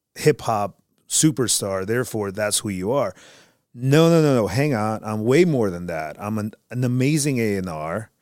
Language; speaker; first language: English; early bilingual, other home language; Spanish